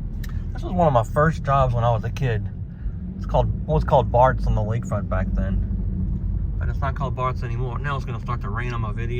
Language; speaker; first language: English; native; English